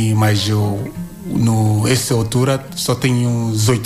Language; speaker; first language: Portuguese; non-native, learner; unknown